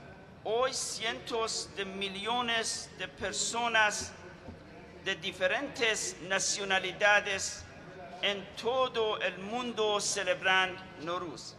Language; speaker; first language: Spanish; non-native, fluent; Persian